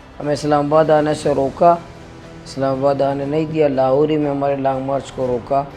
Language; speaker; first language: Urdu; non-native, local second language; Baluchi